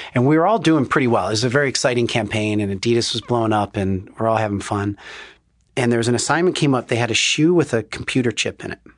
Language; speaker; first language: English; native; English